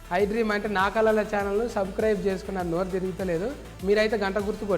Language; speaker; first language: Telugu; native; Telugu